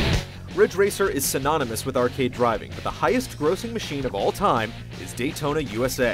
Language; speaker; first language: English; native; English